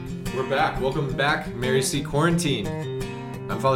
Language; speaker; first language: English; native; English